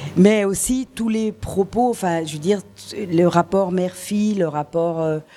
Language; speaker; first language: French; native; French